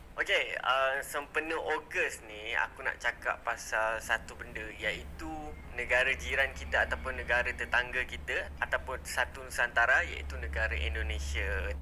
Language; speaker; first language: Malay; native; Malay